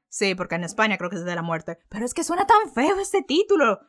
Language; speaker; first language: Spanish; early bilingual, heritage; Spanish